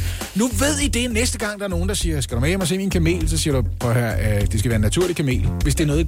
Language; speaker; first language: Danish; native; Danish